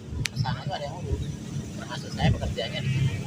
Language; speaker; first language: Malay; native; Malay